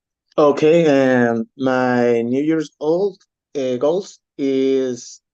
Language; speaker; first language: English; non-native, learner; Spanish